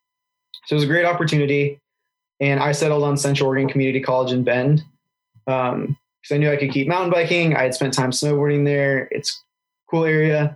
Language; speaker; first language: English; native; English